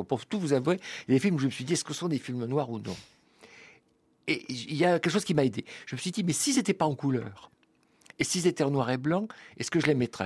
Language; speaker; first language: French; native; French